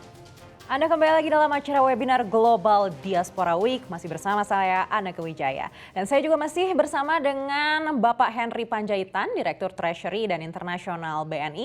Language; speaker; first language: Indonesian; native; Indonesian